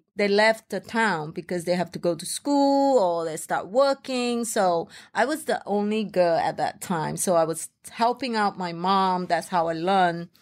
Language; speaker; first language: English; non-native, local second language; Hakka Chinese